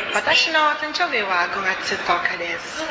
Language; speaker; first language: Japanese; non-native, learner; Cebuano